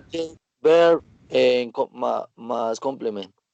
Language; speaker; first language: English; non-native, learner; Spanish